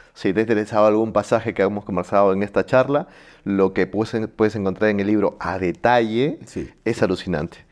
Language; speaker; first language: Spanish; native; Spanish